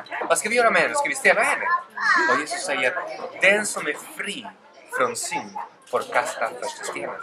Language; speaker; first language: Swedish; non-native, fluent; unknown